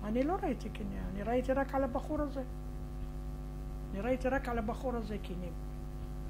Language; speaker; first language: Hebrew; non-native, fluent; Arabic